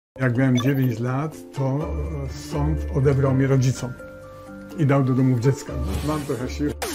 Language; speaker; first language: Polish; native; Polish